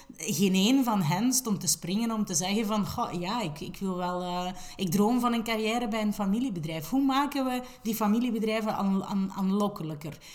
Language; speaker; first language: Dutch; native; Dutch